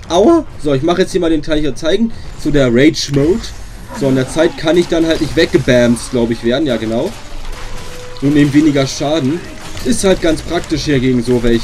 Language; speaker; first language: German; native; German